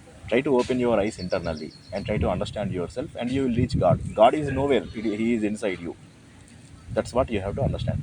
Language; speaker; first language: English; non-native, local second language; Telugu